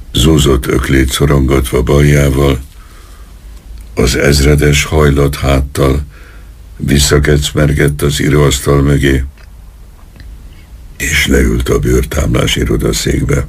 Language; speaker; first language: Hungarian; native; Hungarian